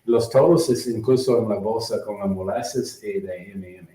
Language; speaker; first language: Spanish; non-native, learner; English